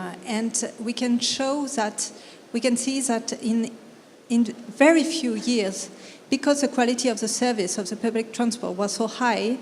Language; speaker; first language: English; non-native, fluent; French